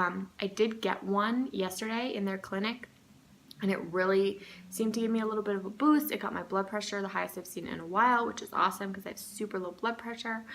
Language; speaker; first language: English; native; English